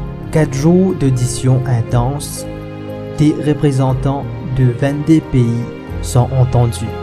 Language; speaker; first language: French; non-native, local second language; Morisyen